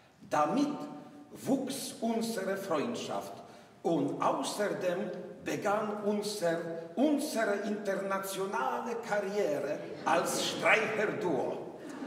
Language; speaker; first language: German; non-native, learner; English